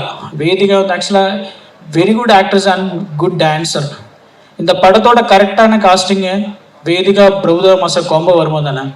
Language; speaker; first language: Tamil; non-native, learner; Malayalam